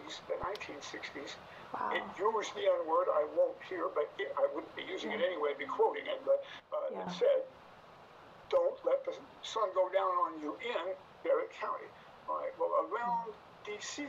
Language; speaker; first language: English; native; English